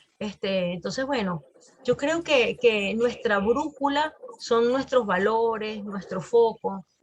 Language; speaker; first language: Spanish; native; Spanish